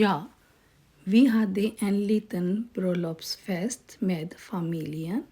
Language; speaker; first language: Swedish; non-native, learner; Urdu